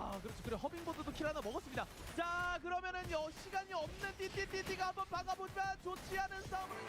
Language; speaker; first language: Korean; native; Korean